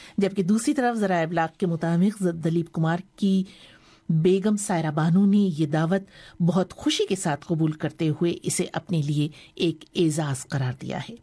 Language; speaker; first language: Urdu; native; Urdu